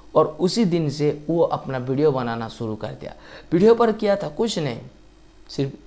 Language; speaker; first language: Hindi; non-native, local second language; Odia